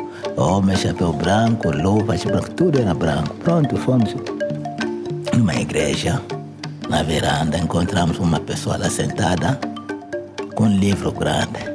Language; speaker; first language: Portuguese; non-native, local second language; Kongo